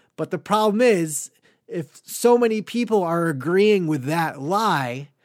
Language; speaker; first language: English; native; English